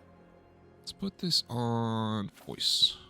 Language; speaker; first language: English; native; English